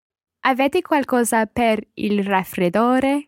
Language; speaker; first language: Italian; non-native, learner; English